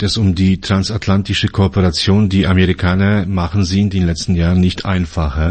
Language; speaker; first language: German; non-native, fluent; Polish